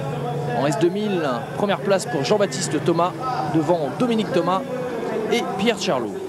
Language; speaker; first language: French; native; French